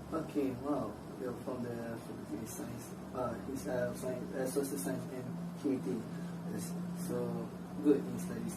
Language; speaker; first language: English; non-native, local second language; Malay